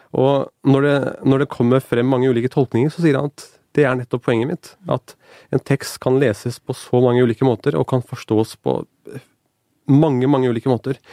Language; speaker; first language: Norwegian; early bilingual, other home language; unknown